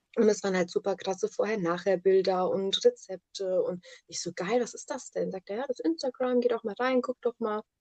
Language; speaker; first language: German; early bilingual, other home language; Italian